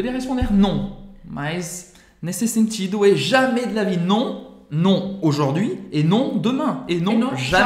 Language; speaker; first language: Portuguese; non-native, fluent; French